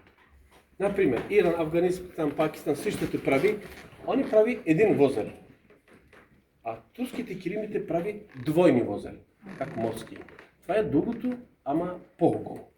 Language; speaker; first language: Bulgarian; non-native, learner; Serbian